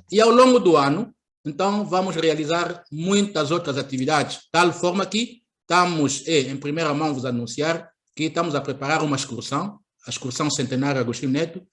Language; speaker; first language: Portuguese; native; Portuguese